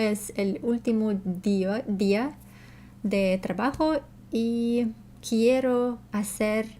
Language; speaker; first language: Spanish; non-native, learner; Russian